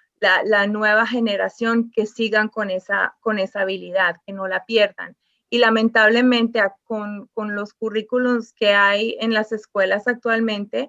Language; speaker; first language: Spanish; early bilingual, other home language; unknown